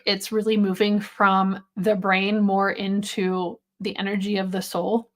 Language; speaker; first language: English; native; English